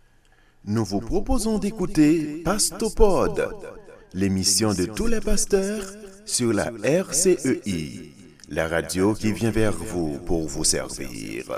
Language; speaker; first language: French; native; French